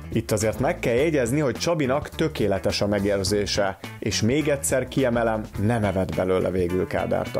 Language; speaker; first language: Hungarian; native; Hungarian